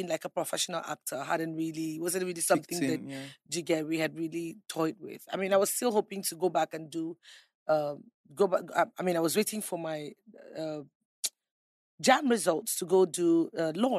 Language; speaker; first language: English; non-native, local second language; Ibibio